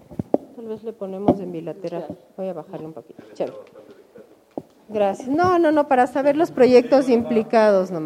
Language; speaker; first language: Spanish; native; Spanish